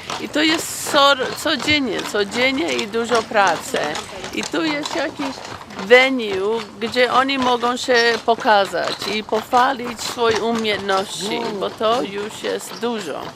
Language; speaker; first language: Polish; non-native, learner; English